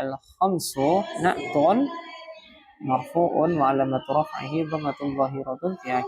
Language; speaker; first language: Arabic; non-native, fluent; Indonesian